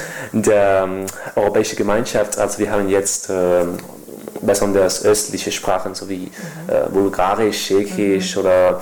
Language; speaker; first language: German; non-native, learner; Spanish